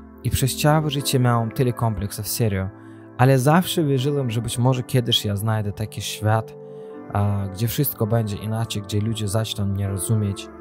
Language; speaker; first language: Polish; non-native, learner; Azerbaijani